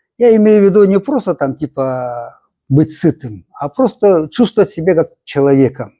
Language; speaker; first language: Russian; non-native, local second language; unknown